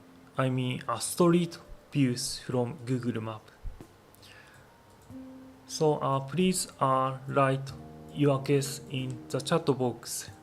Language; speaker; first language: English; non-native, learner; Japanese